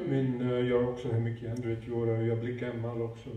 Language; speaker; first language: Swedish; non-native, fluent; English